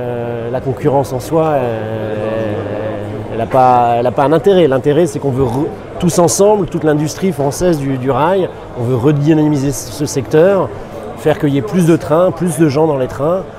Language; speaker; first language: French; native; French